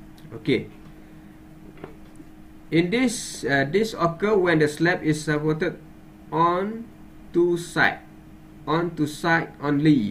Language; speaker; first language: English; non-native, local second language; Malay